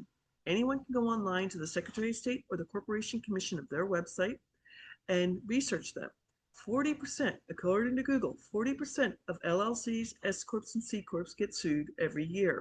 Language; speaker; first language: English; native; English